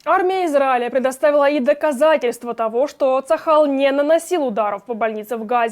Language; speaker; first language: Russian; native; Russian